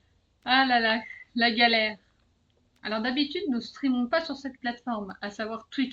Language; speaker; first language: French; native; French